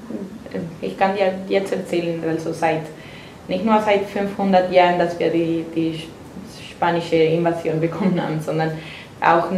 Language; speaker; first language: German; non-native, fluent; Spanish